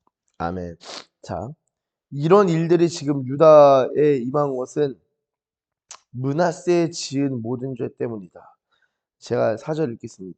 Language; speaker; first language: Korean; native; Korean